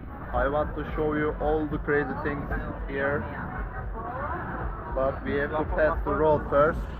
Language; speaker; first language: English; non-native, learner; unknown